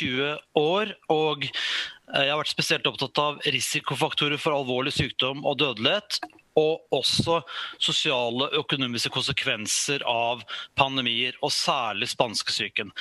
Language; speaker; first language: Norwegian; native; Norwegian